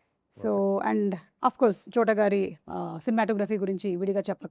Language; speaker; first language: Telugu; native; Telugu